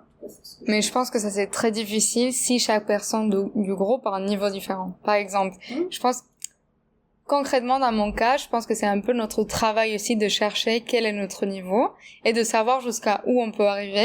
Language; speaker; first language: French; non-native, fluent; Spanish